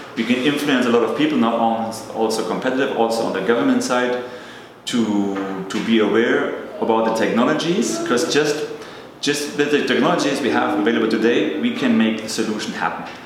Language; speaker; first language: English; non-native, fluent; German